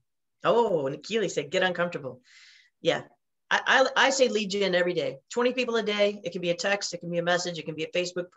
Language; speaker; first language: English; native; English